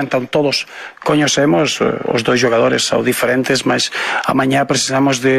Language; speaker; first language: Portuguese; non-native, fluent; Spanish